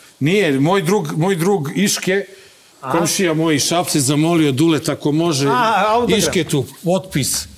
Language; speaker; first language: Serbian; native; Serbian